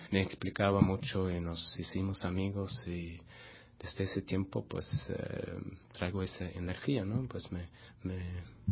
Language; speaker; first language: Spanish; non-native, fluent; Swedish